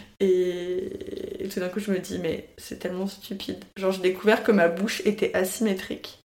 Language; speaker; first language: French; native; French